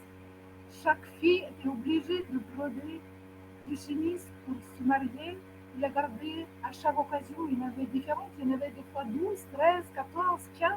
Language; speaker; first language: French; non-native, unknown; Ukrainian